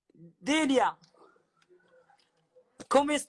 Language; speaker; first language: Italian; non-native, learner; Arabic